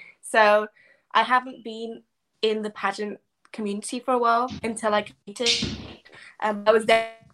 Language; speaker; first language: English; native; English